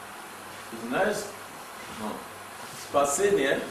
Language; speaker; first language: Russian; non-native, learner; English